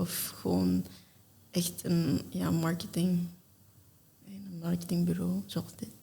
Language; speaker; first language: Dutch; non-native, learner; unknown